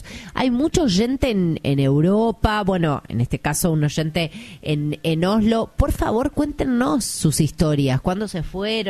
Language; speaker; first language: Spanish; native; Spanish